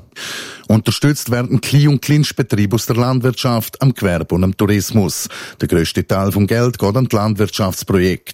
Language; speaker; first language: German; native; German